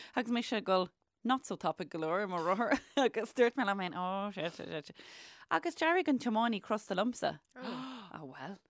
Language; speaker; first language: Irish; native; Irish